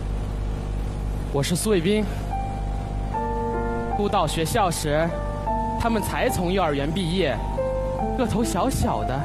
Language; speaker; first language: Chinese; native; Chinese